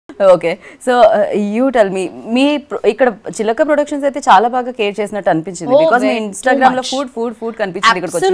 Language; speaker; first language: Telugu; native; Telugu